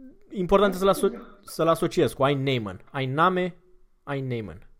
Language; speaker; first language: German; non-native, fluent; Romanian